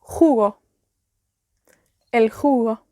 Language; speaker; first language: Spanish; non-native, learner; Welsh